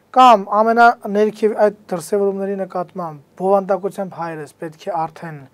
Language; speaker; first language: Armenian; native; Armenian